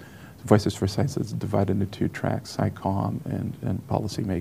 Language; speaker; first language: English; non-native, fluent; Portuguese